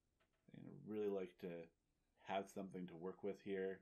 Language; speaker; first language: English; native; English